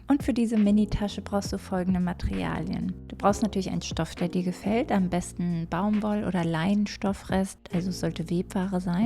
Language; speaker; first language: German; native; German